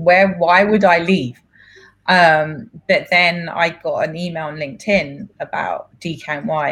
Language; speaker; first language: English; non-native, local second language; Greek